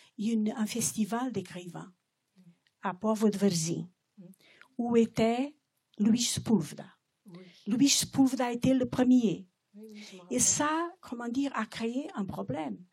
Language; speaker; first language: French; non-native, fluent; Portuguese